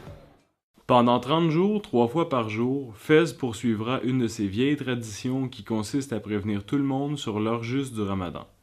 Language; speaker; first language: French; native; French